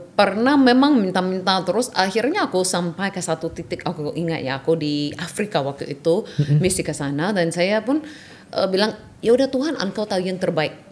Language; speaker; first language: Indonesian; non-native, fluent; English